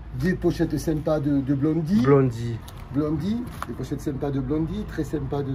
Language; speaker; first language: French; native; French